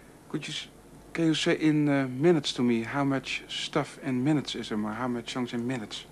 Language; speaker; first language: English; non-native, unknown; Dutch